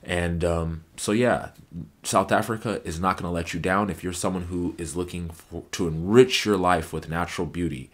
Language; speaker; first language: English; native; English